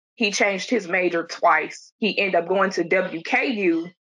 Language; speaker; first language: English; native; English